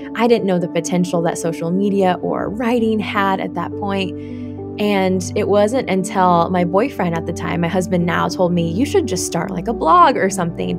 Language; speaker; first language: English; native; English